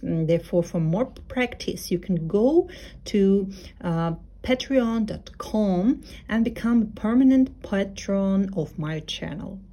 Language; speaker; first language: English; non-native, fluent; Russian